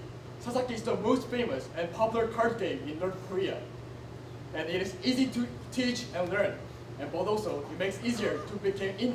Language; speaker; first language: English; non-native, learner; Korean